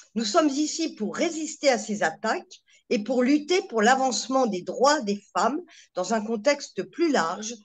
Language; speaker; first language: French; native; French